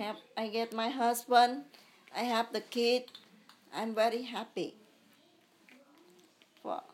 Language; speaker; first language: English; early bilingual, other home language; Vietnamese